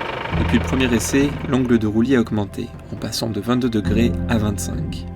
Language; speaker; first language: French; native; French